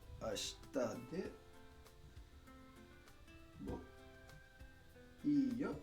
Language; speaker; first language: Japanese; non-native, learner; Spanish